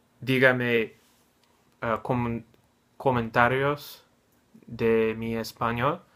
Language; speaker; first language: Spanish; non-native, learner; English